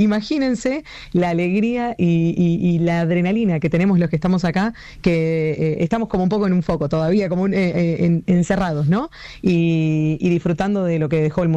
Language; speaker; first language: Spanish; native; Spanish